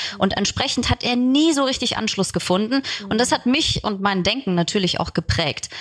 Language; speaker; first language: German; early bilingual, other home language; Turkish